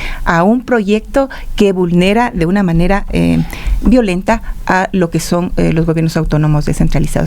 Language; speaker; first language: Spanish; native; Spanish